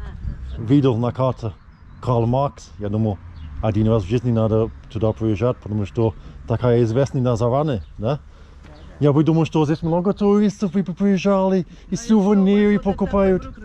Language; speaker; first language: Russian; non-native, learner; English